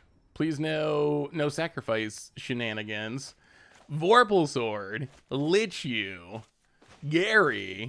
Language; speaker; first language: English; native; English